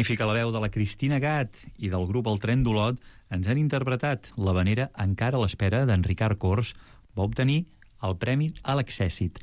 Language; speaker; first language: Catalan; native; Catalan